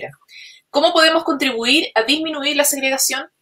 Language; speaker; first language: Spanish; native; Spanish